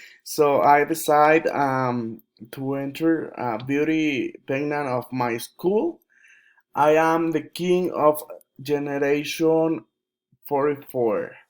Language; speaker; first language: English; non-native, learner; Spanish